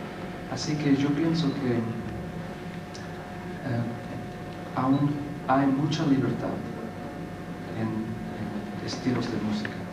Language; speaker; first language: Spanish; non-native, fluent; English